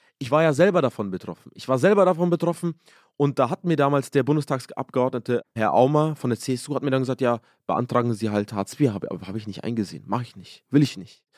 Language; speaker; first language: German; early bilingual, other home language; Arabic